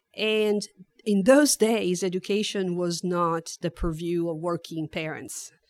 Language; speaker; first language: English; non-native, fluent; Italian